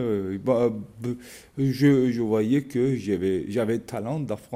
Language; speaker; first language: French; non-native, fluent; Turkish